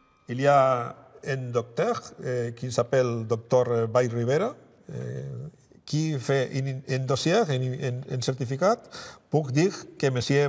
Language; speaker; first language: French; non-native, learner; Spanish